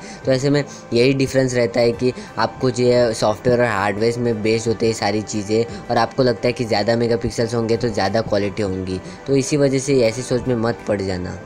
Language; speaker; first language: Hindi; native; Hindi